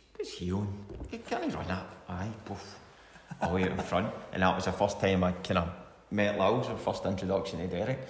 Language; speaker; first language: English; native; English